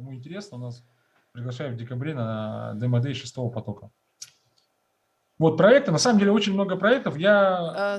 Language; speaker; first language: Russian; native; Russian